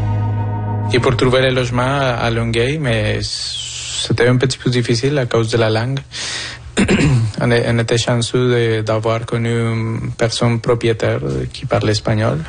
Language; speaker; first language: French; non-native, fluent; Spanish